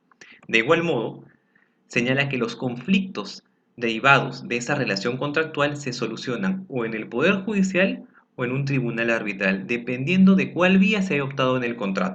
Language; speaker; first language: Spanish; native; Spanish